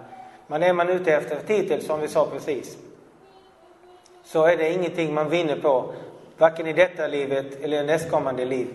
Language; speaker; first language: Swedish; non-native, fluent; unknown